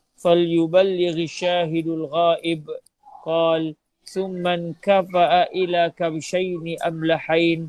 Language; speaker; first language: Arabic; non-native, fluent; Malay